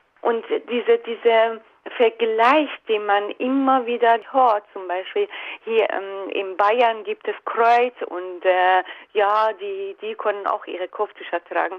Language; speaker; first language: German; non-native, fluent; Persian